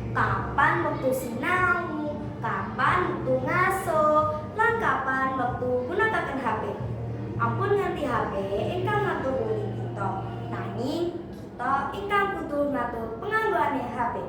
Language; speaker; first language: Javanese; native; Javanese